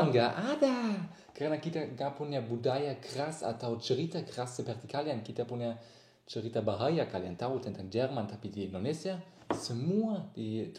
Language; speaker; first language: Indonesian; non-native, learner; German